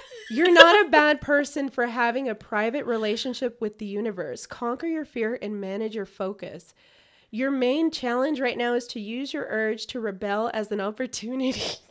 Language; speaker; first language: English; early bilingual, other home language; Spanish